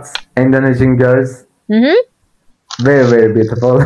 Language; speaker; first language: English; non-native, learner; Turkish